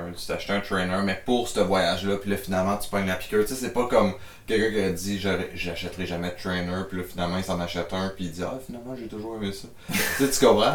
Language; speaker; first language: French; native; French